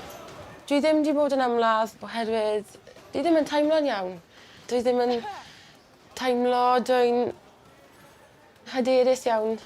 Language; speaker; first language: Welsh; non-native, local second language; English